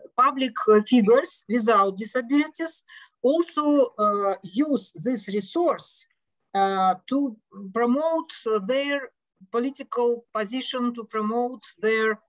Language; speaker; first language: English; non-native, fluent; Russian